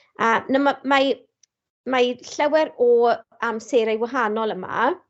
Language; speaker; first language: Welsh; non-native, local second language; English